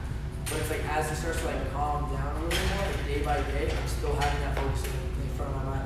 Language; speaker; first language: English; native; English